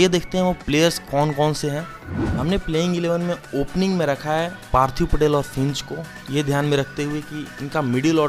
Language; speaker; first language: Hindi; native; Hindi